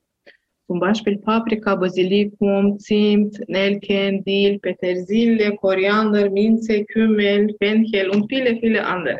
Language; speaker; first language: German; non-native, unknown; Azerbaijani